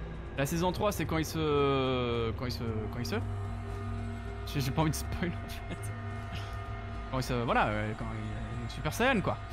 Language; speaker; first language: French; native; French